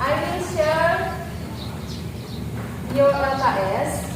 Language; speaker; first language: English; non-native, local second language; Indonesian